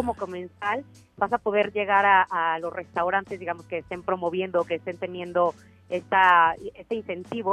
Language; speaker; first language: Spanish; native; Spanish